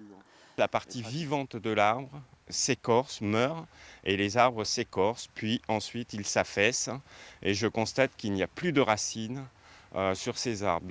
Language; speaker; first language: French; native; French